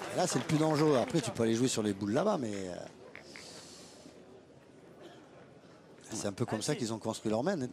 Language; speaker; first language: French; native; French